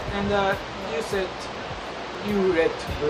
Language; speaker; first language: English; non-native, learner; Japanese